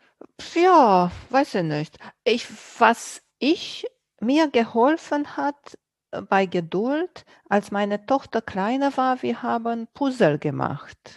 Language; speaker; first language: German; non-native, fluent; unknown